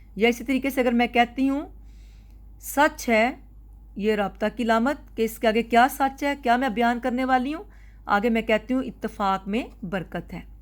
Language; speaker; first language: Urdu; non-native, local second language; Punjabi